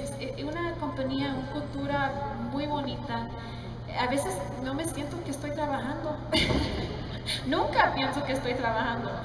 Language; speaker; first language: Spanish; non-native, learner; English